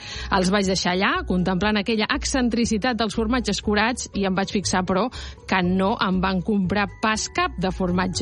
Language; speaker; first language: Catalan; native; Catalan